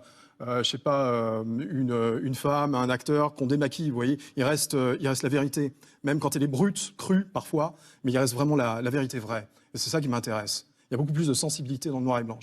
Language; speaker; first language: French; native; French